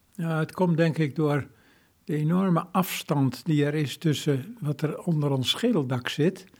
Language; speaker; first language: Dutch; native; Dutch